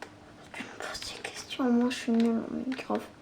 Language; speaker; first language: French; native; French